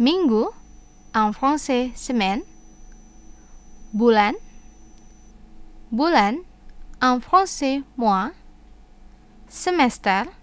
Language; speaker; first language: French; non-native, fluent; Indonesian